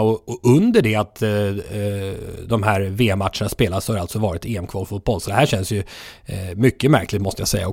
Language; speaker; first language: Swedish; native; Swedish